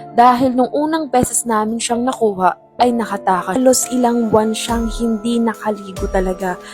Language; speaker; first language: Filipino; native; Filipino